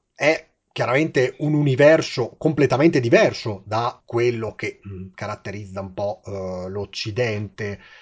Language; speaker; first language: Italian; native; Italian